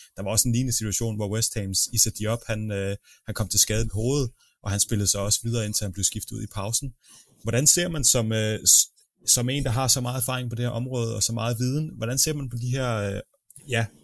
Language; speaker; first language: Danish; native; Danish